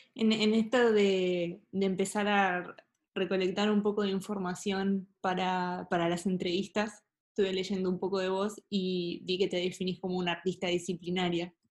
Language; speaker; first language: Spanish; native; Spanish